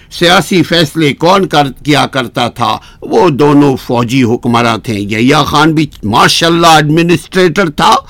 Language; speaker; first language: Urdu; native; Urdu